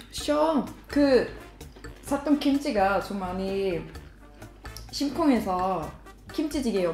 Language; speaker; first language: Korean; non-native, fluent; Swedish